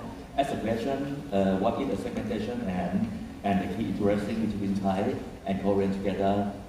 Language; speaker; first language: English; non-native, fluent; Thai